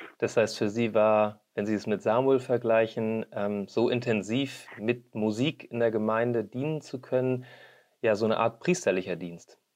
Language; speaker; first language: German; native; German